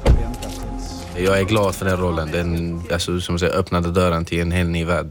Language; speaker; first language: Swedish; non-native, fluent; Arabic